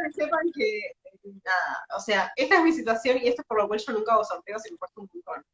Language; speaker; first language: Spanish; native; Spanish